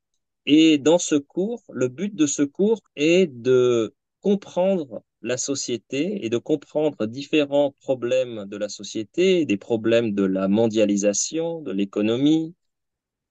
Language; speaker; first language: French; native; French